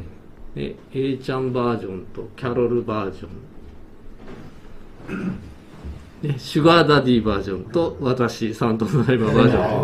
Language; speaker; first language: Japanese; native; Japanese